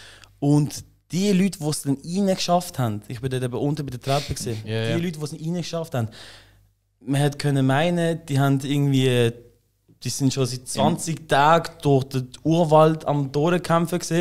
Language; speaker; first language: German; native; German